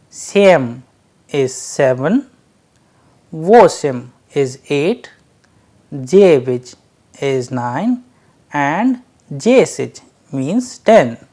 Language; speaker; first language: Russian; non-native, fluent; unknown